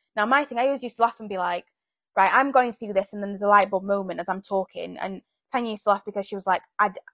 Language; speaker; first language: English; early bilingual, other home language; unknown